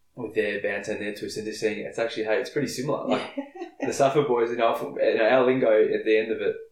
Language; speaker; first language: English; native; English